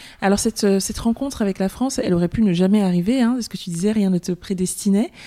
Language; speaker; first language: French; native; French